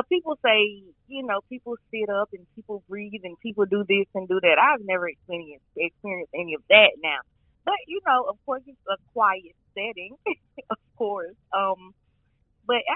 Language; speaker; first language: English; native; English